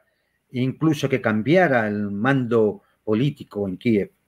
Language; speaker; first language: Spanish; native; Spanish